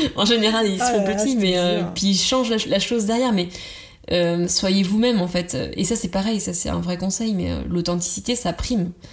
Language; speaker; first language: French; native; French